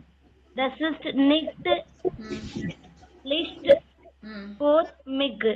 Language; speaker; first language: German; non-native, learner; Tamil